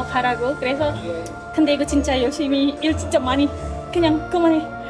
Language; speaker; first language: Korean; non-native, learner; Indonesian